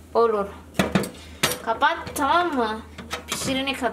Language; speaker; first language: Turkish; non-native, learner; Indonesian